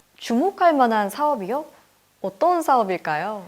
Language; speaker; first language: Korean; native; Korean